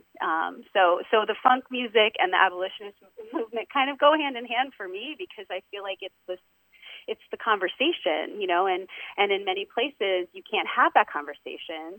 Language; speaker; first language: English; native; English